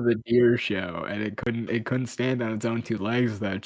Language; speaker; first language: English; native; English